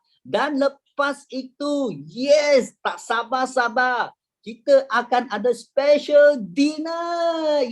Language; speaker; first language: Malay; native; Malay